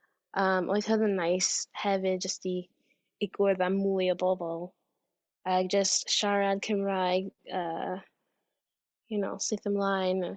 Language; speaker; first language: Welsh; non-native, fluent; English